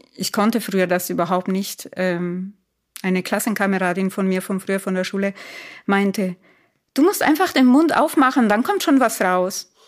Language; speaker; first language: German; non-native, fluent; Italian